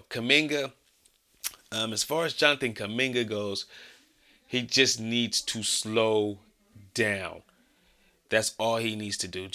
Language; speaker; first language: English; native; English